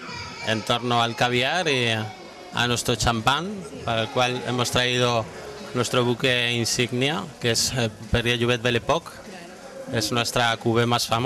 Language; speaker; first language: Spanish; native; Spanish